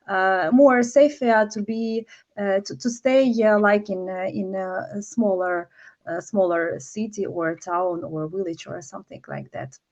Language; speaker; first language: English; non-native, learner; Ukrainian